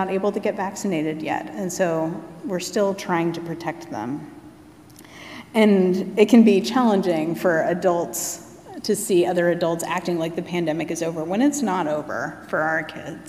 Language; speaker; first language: English; native; English